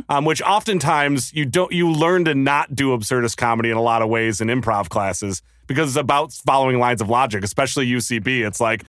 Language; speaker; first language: English; native; English